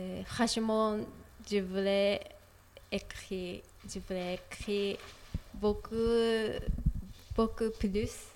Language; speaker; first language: French; non-native, learner; Japanese